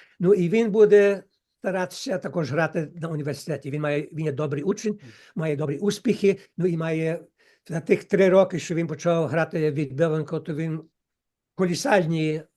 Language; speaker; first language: Ukrainian; early bilingual, heritage; Ukrainian